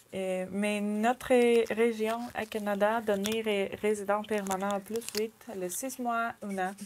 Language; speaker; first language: French; non-native, learner; Ukrainian